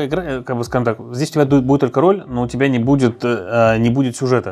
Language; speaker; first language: Russian; native; Russian